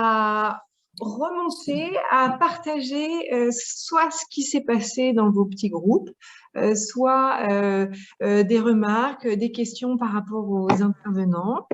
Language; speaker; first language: French; native; French